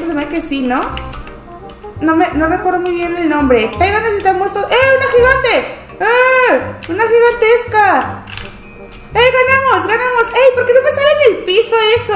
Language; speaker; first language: Spanish; native; Spanish